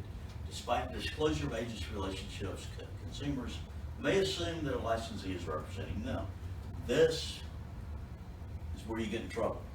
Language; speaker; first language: English; native; English